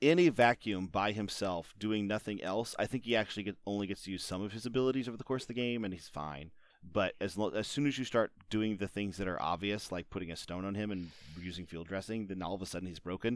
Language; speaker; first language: English; native; English